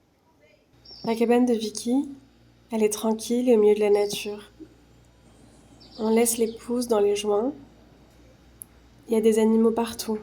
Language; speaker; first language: French; native; French